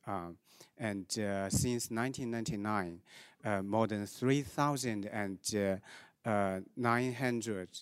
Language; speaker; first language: English; non-native, fluent; Chinese